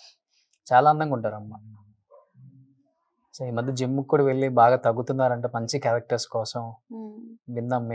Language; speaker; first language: Telugu; native; Telugu